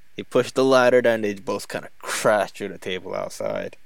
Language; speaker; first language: English; non-native, fluent; Korean